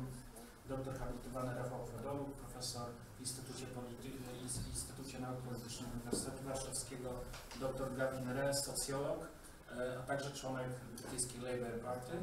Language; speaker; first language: Polish; native; Polish